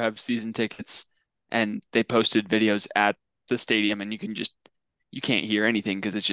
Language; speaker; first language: English; native; English